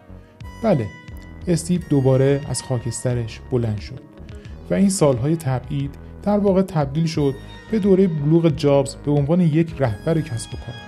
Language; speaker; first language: Persian; native; Persian